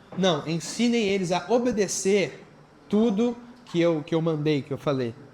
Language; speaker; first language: Portuguese; native; Portuguese